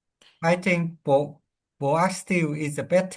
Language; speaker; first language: English; non-native, learner; Vietnamese